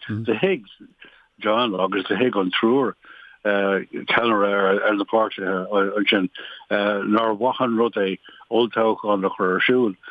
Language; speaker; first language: Irish; non-native, local second language; English